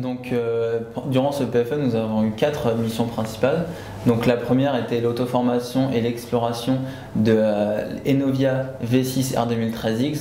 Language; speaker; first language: French; native; French